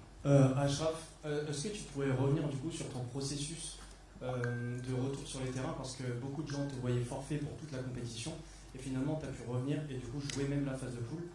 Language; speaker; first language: French; native; French